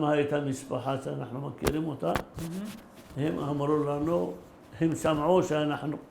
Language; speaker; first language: Hebrew; early bilingual, other home language; Arabic